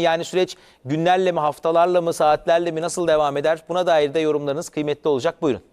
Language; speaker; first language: Turkish; native; Turkish